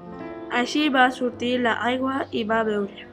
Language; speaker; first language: Catalan; non-native, learner; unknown